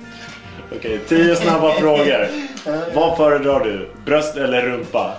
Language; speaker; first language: Swedish; native; Swedish